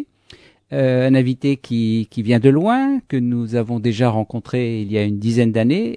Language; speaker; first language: French; native; French